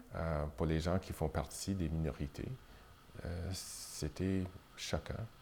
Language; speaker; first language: French; non-native, local second language; English